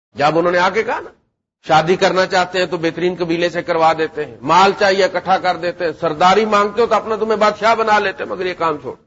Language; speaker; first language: Urdu; non-native, local second language; Punjabi